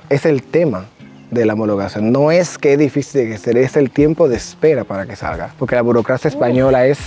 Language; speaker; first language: Spanish; native; Spanish